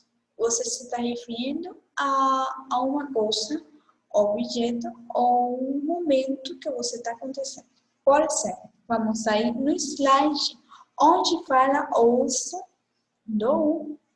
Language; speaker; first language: Portuguese; non-native, fluent; Spanish